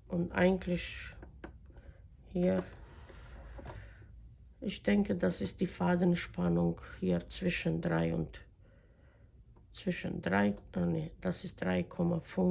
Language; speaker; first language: German; non-native, fluent; Croatian